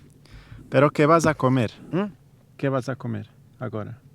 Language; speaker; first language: Spanish; non-native, learner; Portuguese